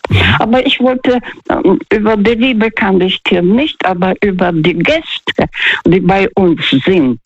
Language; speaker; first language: German; non-native, fluent; Russian